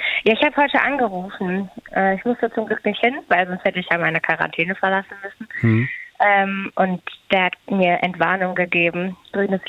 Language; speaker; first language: German; native; German